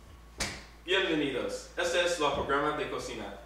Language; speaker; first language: Spanish; non-native, learner; English